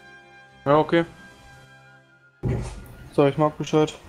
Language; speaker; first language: German; native; German